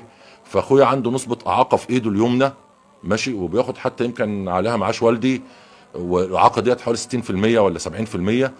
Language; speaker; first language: Arabic; native; Arabic